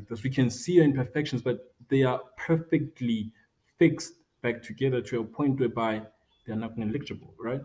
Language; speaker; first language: English; non-native, local second language; Tswana